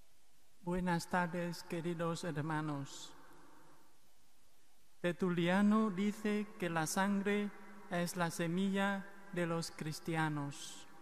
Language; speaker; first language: Spanish; non-native, fluent; Vietnamese